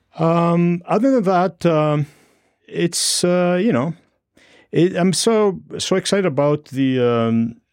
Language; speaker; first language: English; non-native, fluent; Greek